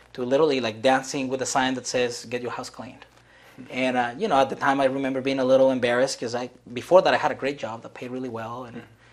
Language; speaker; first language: English; non-native, fluent; Spanish